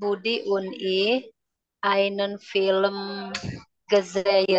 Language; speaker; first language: German; non-native, learner; Indonesian